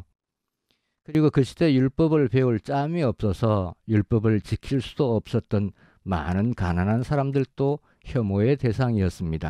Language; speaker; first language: Korean; native; Korean